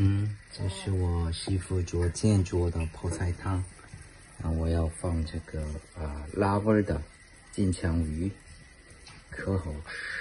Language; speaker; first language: Chinese; non-native, fluent; Korean